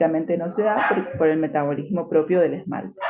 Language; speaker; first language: Spanish; native; Spanish